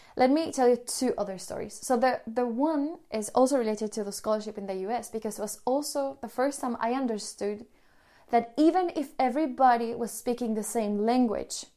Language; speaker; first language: English; non-native, fluent; Spanish